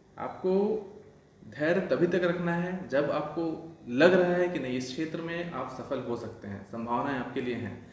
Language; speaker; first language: Hindi; non-native, local second language; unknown